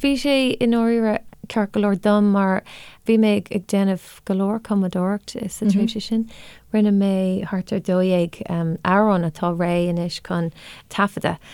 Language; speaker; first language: Irish; non-native, local second language; English